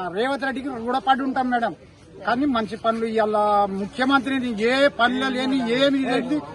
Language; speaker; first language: Telugu; non-native, local second language; Lambadi